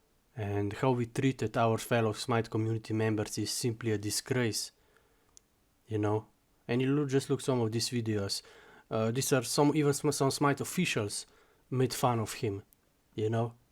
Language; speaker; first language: English; non-native, fluent; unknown